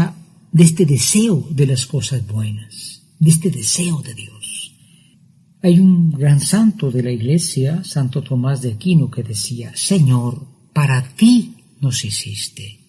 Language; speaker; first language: Spanish; native; Spanish